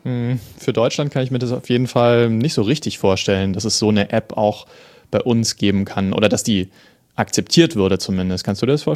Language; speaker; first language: German; native; German